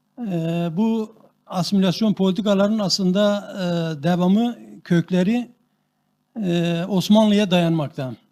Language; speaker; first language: Turkish; non-native, local second language; Kurdish